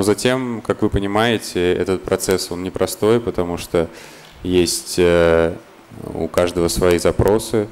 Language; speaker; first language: Russian; native; Russian